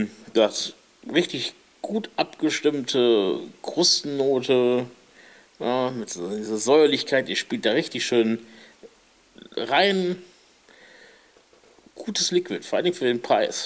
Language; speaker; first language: German; native; German